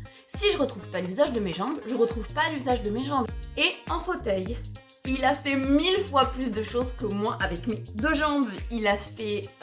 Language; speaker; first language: French; native; French